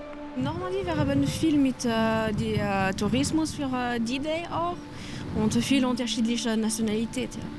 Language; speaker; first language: German; non-native, learner; French